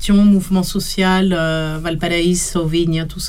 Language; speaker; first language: French; native; French